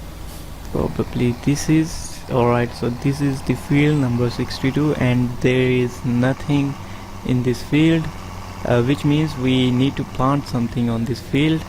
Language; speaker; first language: English; non-native, fluent; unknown